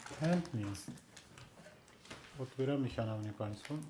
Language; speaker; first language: Polish; non-native, learner; Turkish